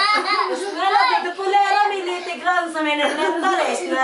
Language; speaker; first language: Swedish; non-native, learner; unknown